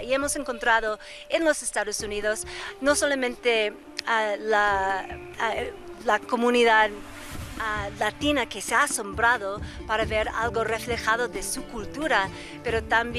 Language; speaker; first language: Spanish; native; Spanish